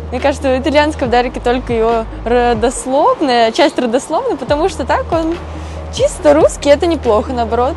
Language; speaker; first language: Russian; native; Russian